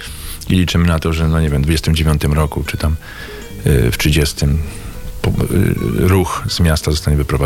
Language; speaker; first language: Polish; native; Polish